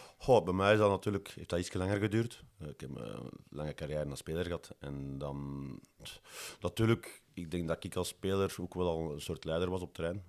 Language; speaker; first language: Dutch; native; Dutch